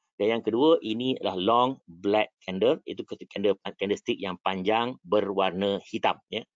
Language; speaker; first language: Malay; native; Malay